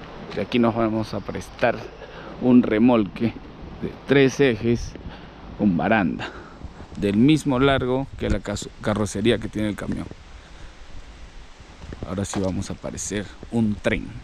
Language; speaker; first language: Spanish; native; Spanish